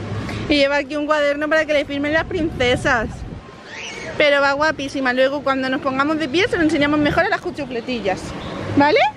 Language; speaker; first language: Spanish; native; Spanish